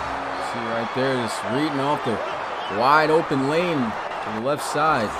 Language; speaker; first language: English; native; English